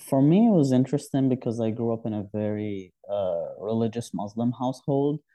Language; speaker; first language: English; non-native, fluent; Arabic